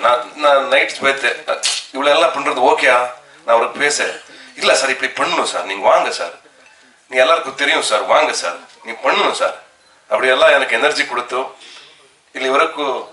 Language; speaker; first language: Tamil; non-native, learner; Kannada